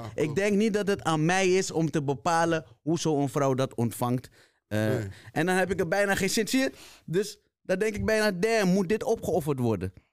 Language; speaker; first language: Dutch; native; Dutch